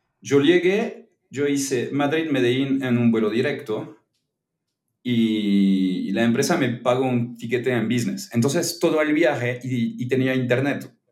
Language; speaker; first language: Spanish; non-native, fluent; French